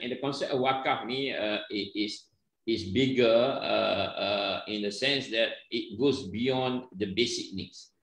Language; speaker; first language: English; non-native, local second language; Malay